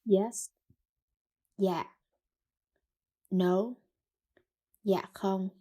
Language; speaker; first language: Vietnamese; early bilingual, heritage; Vietnamese